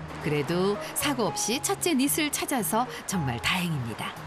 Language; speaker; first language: Korean; native; Korean